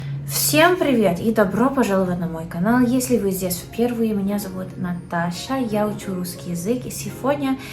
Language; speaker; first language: Russian; non-native, learner; English